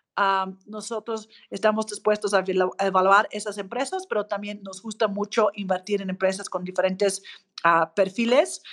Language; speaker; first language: Spanish; non-native, fluent; English